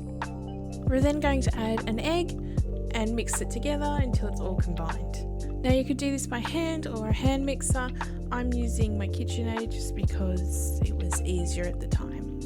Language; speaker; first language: English; native; English